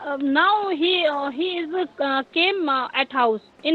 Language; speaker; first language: English; non-native, learner; Hindi